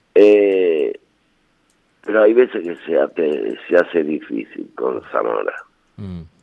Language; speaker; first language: Spanish; native; Spanish